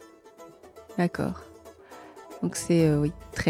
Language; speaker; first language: French; native; French